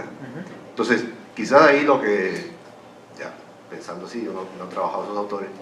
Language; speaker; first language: Spanish; native; Spanish